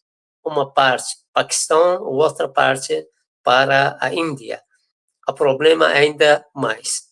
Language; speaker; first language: Portuguese; non-native, fluent; Persian